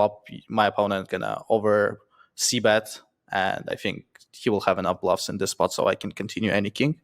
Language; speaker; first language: English; non-native, fluent; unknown